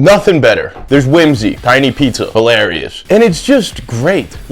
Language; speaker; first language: English; native; English